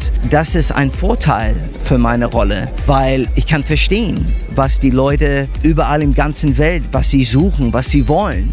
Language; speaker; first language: German; non-native, fluent; English